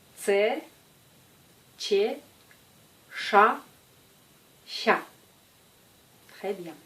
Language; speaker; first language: French; non-native, fluent; Russian